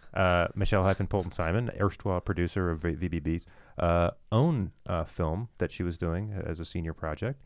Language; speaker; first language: English; native; English